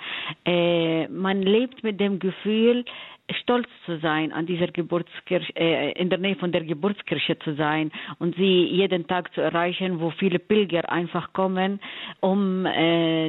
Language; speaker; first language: German; non-native, fluent; Arabic